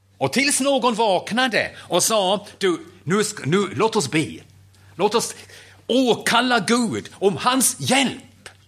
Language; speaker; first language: Swedish; non-native, fluent; German